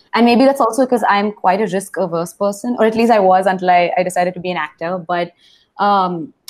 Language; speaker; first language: English; non-native, local second language; Hindi